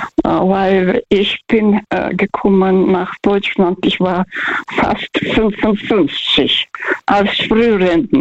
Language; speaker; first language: German; non-native, fluent; Russian